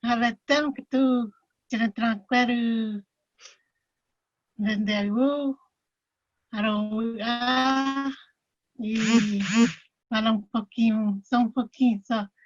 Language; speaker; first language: Portuguese; non-native, local second language; Guarani